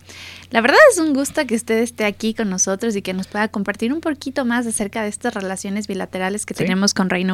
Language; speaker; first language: Spanish; native; Spanish